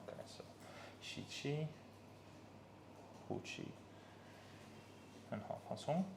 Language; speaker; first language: Chinese; non-native, learner; English